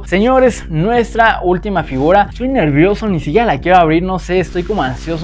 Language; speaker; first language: Spanish; native; Spanish